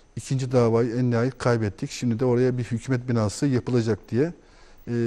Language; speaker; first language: Turkish; native; Turkish